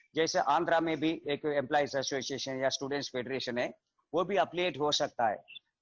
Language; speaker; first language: Hindi; non-native, local second language; Telugu